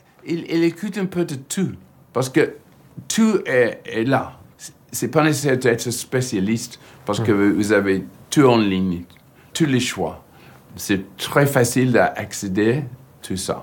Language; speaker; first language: French; non-native, fluent; English